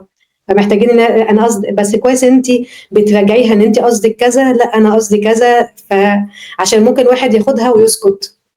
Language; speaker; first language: Arabic; native; Arabic